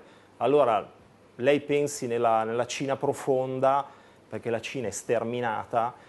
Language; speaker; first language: Italian; native; Italian